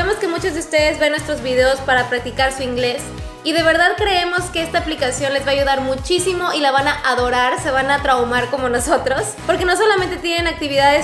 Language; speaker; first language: Spanish; native; Spanish